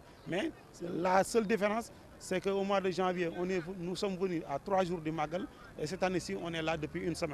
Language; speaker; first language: French; non-native, local second language; Wolof